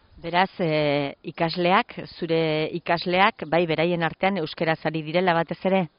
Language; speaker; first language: Basque; native; Basque